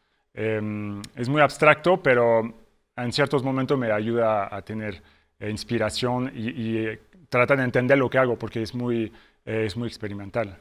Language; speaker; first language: Spanish; non-native, fluent; French